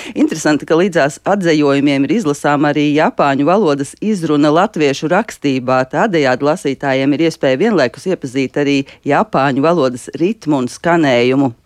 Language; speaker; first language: Latvian; native; Latvian